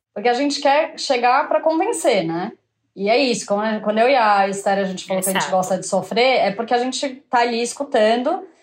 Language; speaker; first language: Portuguese; native; Portuguese